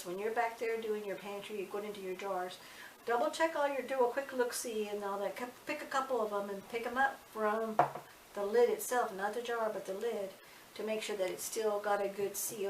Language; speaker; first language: English; native; English